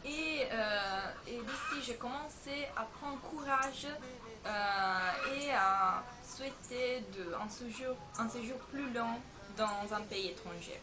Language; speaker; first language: French; non-native, fluent; Italian